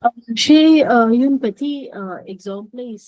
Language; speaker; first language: French; non-native, learner; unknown